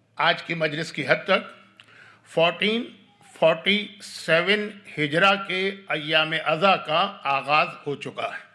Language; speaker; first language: Urdu; native; Urdu